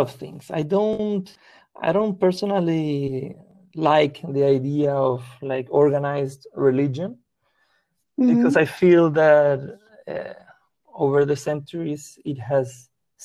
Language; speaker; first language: English; non-native, fluent; Spanish